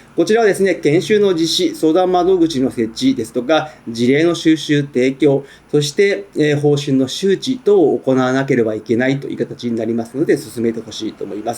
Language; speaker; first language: Japanese; native; Japanese